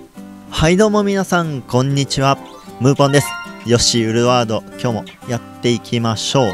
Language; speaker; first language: Japanese; native; Japanese